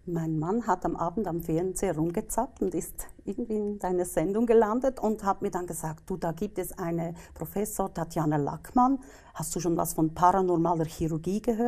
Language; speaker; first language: German; native; German